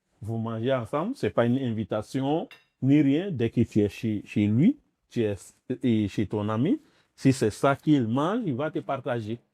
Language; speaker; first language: French; non-native, local second language; Dyula